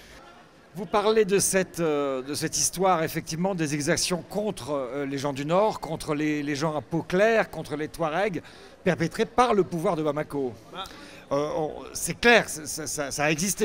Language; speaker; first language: French; native; French